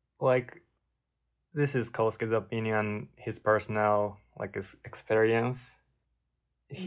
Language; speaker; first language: English; non-native, learner; Japanese